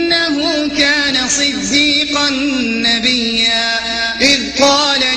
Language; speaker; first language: Arabic; native; Arabic